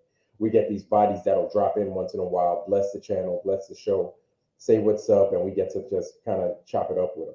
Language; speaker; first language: English; native; English